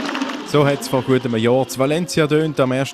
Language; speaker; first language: German; native; German